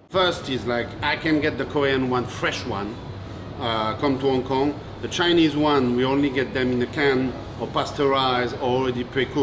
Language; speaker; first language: English; non-native, local second language; Cantonese